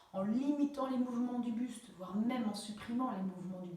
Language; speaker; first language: French; native; French